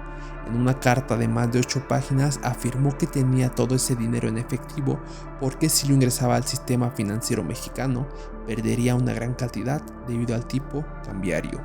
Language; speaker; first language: Spanish; native; Spanish